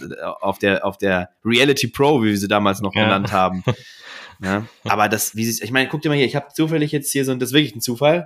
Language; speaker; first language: German; native; German